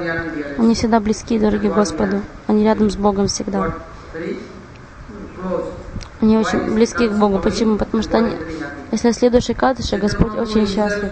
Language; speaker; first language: Russian; non-native, fluent; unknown